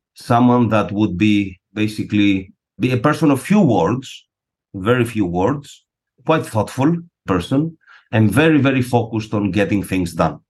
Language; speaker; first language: English; non-native, fluent; Greek